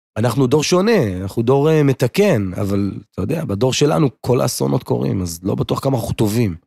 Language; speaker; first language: Hebrew; native; Hebrew